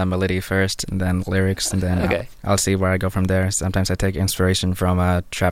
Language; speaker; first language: English; native; English